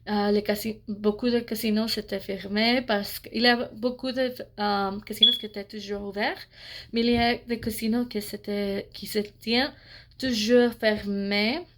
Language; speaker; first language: French; non-native, fluent; English